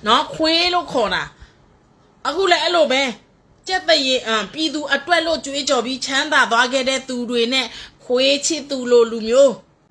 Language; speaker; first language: Burmese; non-native, local second language; S'gaw Karen